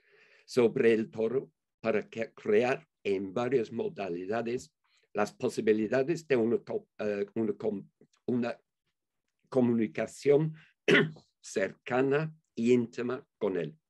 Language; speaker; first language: Spanish; non-native, fluent; English